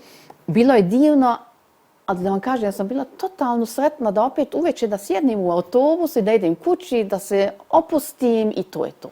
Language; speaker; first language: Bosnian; early bilingual, heritage; Bosnian